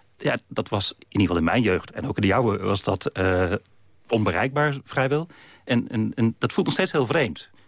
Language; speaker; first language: Dutch; native; Dutch